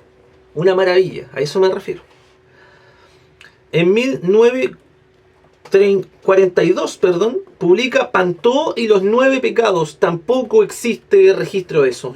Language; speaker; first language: Spanish; native; Spanish